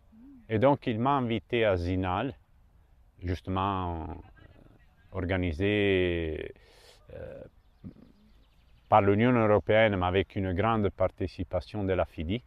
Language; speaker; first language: French; non-native, fluent; Italian